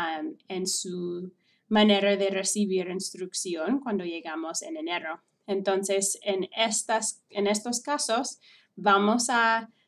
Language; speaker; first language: Spanish; non-native, fluent; English